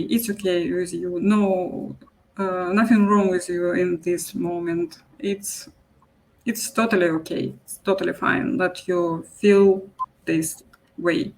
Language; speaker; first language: English; non-native, local second language; Russian